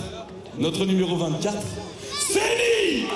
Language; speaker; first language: French; native; French